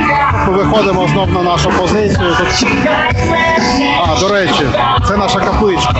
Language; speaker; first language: Ukrainian; native; Ukrainian